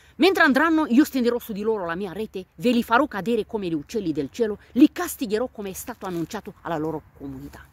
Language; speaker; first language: Italian; non-native, fluent; Romanian